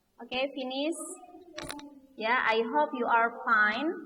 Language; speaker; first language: English; non-native, learner; Indonesian